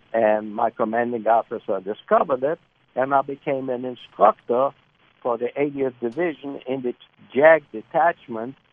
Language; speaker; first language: English; early bilingual, other home language; Lithuanian